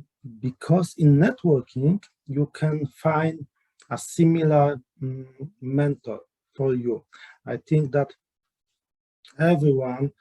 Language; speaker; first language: English; non-native, learner; Polish